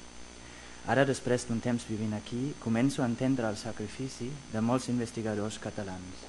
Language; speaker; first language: Catalan; non-native, fluent; German